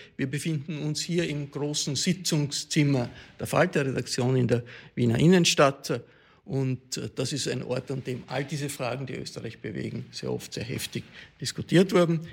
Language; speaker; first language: German; native; German